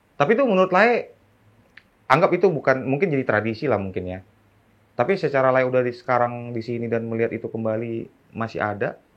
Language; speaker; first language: Indonesian; native; Indonesian